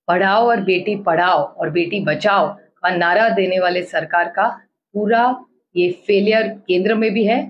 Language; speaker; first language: Hindi; non-native, local second language; Marathi